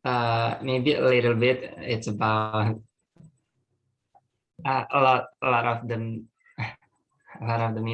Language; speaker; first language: English; non-native, learner; Indonesian